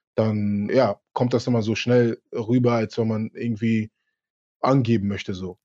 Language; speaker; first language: German; early bilingual, other home language; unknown